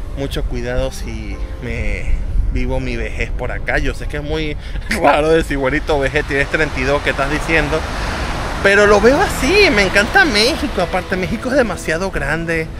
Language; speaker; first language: Spanish; native; Spanish